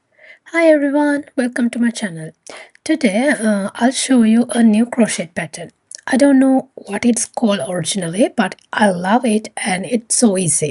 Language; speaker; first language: English; non-native, fluent; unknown